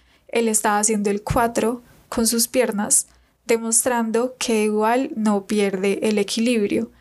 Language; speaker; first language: Spanish; native; Spanish